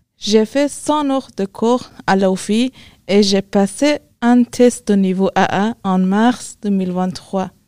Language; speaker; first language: French; non-native, learner; Persian